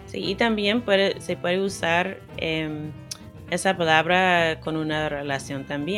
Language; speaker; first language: Spanish; non-native, fluent; English